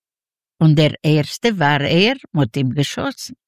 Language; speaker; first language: German; non-native, fluent; Yiddish